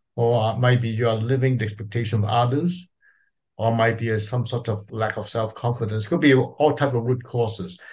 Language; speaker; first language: English; non-native, local second language; Cantonese